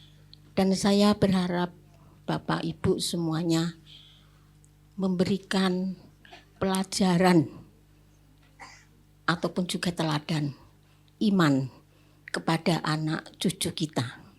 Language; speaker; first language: Indonesian; native; Indonesian